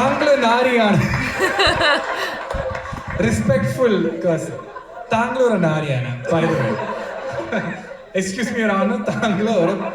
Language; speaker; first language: Malayalam; non-native, learner; English